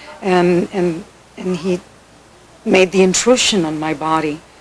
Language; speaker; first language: English; early bilingual, other home language; Spanish